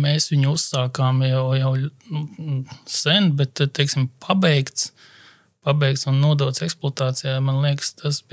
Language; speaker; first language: Latvian; native; Latvian